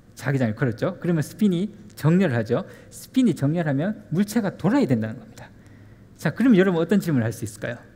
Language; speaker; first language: Korean; native; Korean